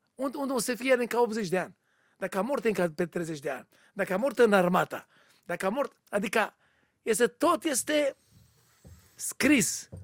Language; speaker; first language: Romanian; non-native, learner; Hebrew